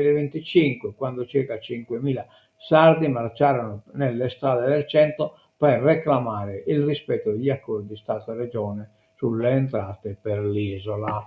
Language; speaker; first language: Italian; non-native, local second language; Sardinian